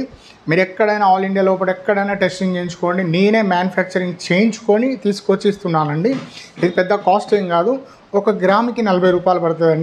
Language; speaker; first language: Telugu; native; Telugu